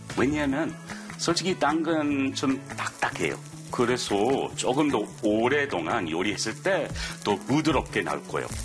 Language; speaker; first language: Korean; non-native, fluent; English